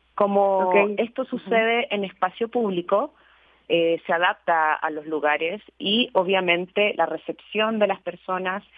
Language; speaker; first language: Spanish; native; Spanish